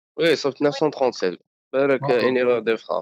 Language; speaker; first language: French; non-native, local second language; Arabic